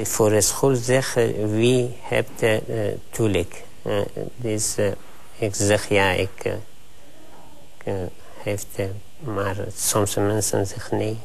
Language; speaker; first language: Dutch; non-native, learner; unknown